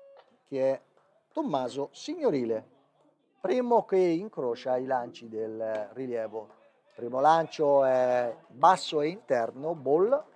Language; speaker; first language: Italian; native; Italian